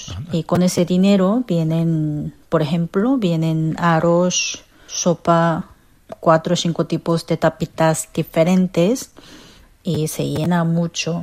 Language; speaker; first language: Spanish; non-native, learner; Korean